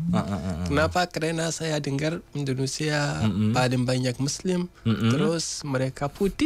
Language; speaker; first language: Indonesian; non-native, learner; Hausa